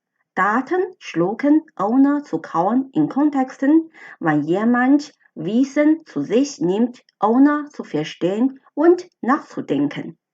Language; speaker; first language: German; non-native, fluent; Chinese